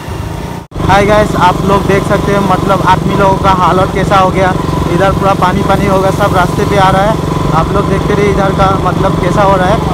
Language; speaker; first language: Hindi; non-native, local second language; Assamese